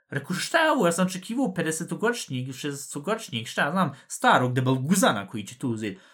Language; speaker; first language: Bosnian; early bilingual, heritage; Bosnian